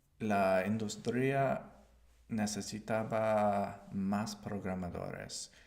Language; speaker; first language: Spanish; non-native, learner; English